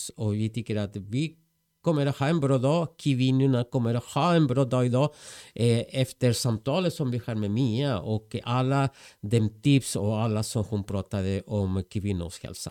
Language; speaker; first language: Swedish; non-native, fluent; Spanish